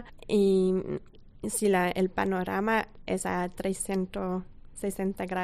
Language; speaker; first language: Spanish; non-native, fluent; French